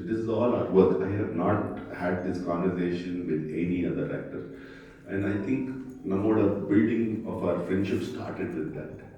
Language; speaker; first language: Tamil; non-native, fluent; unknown